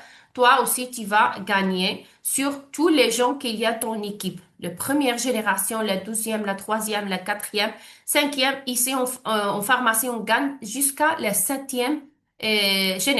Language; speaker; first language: French; non-native, learner; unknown